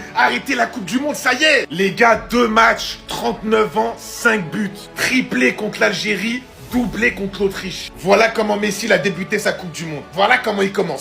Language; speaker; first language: French; native; French